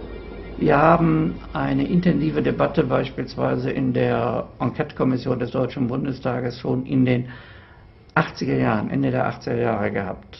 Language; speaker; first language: German; native; German